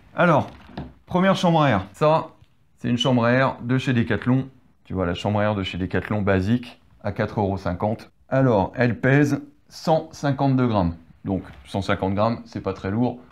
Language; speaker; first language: French; native; French